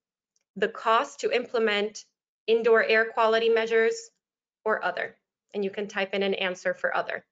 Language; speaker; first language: English; native; English